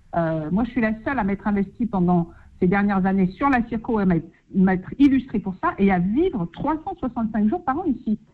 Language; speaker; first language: French; native; French